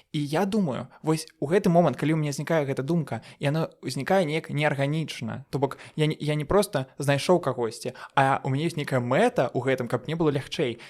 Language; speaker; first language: Belarusian; non-native, local second language; Russian